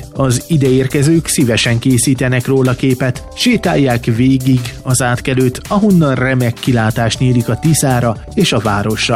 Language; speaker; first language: Hungarian; native; Hungarian